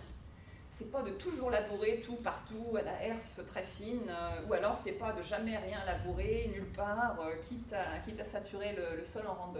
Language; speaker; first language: French; native; French